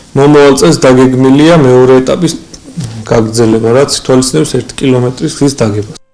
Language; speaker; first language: Georgian; native; Georgian